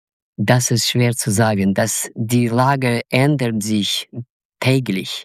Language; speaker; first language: German; non-native, learner; Russian